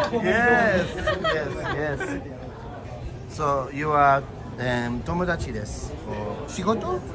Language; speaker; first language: Japanese; non-native, learner; English